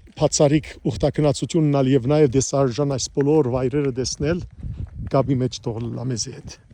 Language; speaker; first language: Armenian; early bilingual, heritage; Armenian